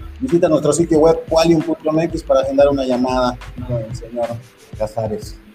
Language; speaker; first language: Spanish; native; Spanish